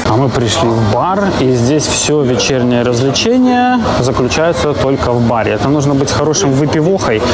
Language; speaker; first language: Russian; native; Russian